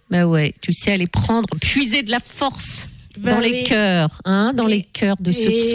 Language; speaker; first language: French; native; French